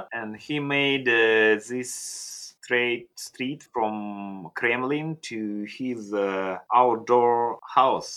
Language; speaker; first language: English; non-native, learner; Russian